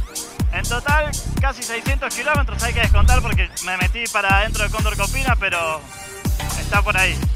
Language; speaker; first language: Spanish; native; Spanish